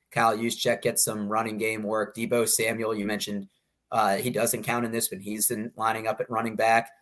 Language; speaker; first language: English; native; English